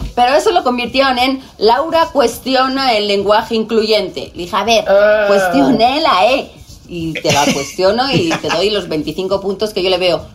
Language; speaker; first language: Spanish; native; Spanish